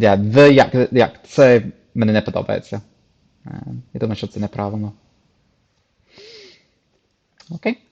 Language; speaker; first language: Ukrainian; non-native, fluent; English